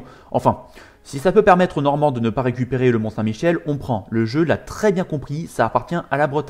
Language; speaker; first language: French; native; French